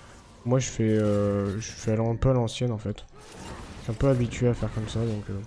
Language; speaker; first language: French; native; French